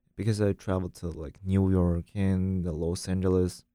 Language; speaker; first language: English; non-native, learner; Chinese